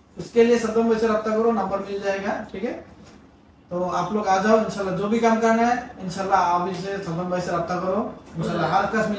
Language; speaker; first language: Hindi; non-native, fluent; Bangla